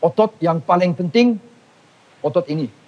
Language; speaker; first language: Indonesian; non-native, fluent; English